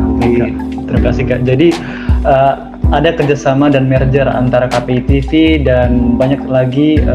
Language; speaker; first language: Indonesian; native; Indonesian